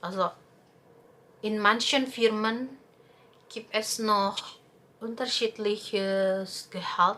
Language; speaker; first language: German; non-native, fluent; Indonesian